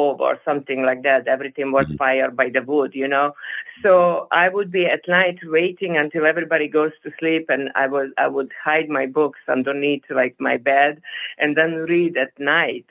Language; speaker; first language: English; non-native, fluent; Serbian